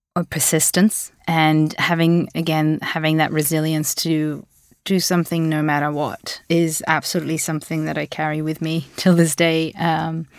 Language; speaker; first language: English; early bilingual, other home language; Russian